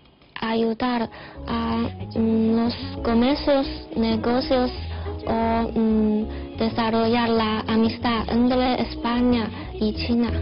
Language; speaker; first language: Spanish; non-native, learner; Chinese